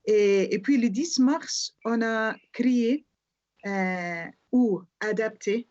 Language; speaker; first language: French; non-native, fluent; Arabic